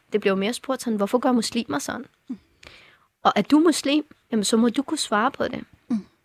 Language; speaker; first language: Danish; early bilingual, other home language; Persian